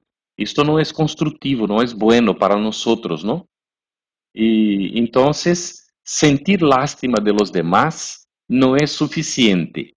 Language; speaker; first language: Spanish; non-native, fluent; Portuguese